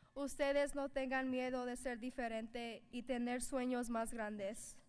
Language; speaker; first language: Spanish; early bilingual, heritage; Spanish